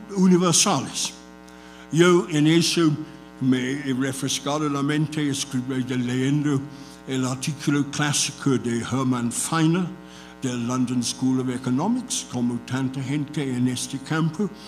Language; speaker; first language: Spanish; non-native, fluent; English